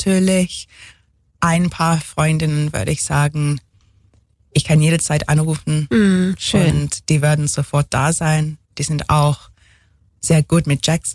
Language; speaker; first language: German; non-native, fluent; English